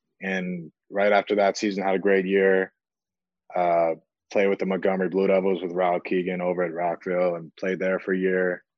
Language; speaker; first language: English; native; English